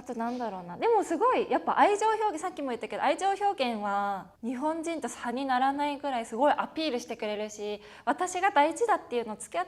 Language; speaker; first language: Japanese; native; Japanese